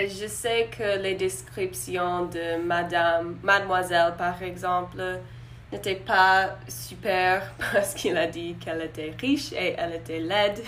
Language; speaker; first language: French; non-native, learner; English